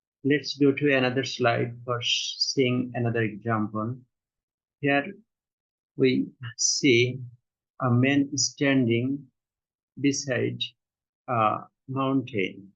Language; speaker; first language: English; non-native, local second language; Bangla